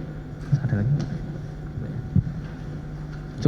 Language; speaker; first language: Indonesian; native; Indonesian